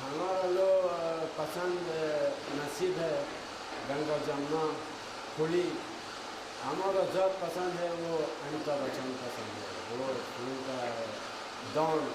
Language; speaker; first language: Hindi; non-native, learner; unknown